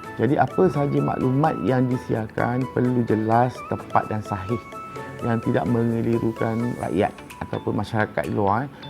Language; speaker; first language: Malay; native; Malay